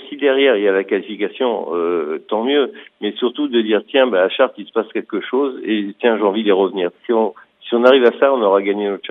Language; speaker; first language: French; native; French